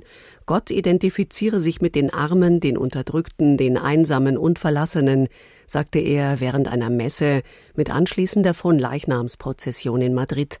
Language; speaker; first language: German; native; German